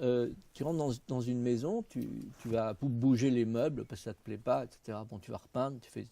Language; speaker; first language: French; native; French